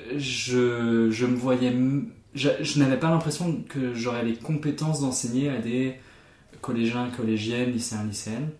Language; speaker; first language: French; non-native, fluent; German